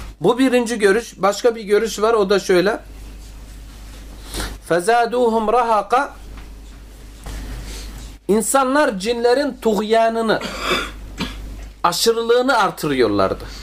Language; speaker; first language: Turkish; native; Turkish